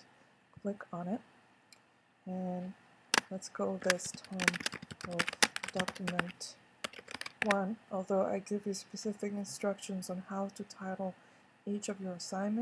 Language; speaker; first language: English; native; English